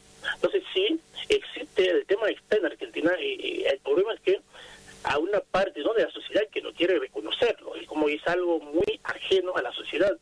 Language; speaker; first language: Spanish; non-native, fluent; Haitian Creole